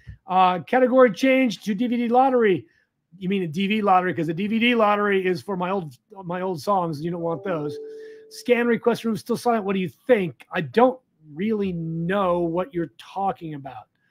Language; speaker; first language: English; native; English